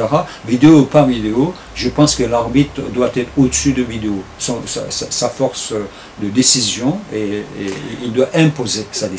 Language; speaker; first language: French; non-native, fluent; Turkish